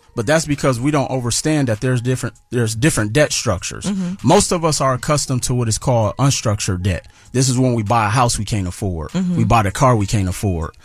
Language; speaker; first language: English; native; English